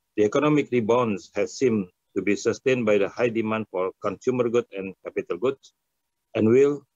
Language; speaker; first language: English; non-native, fluent; Indonesian